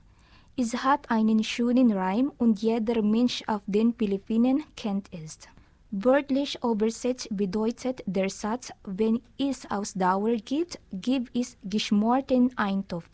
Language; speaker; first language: German; non-native, learner; Filipino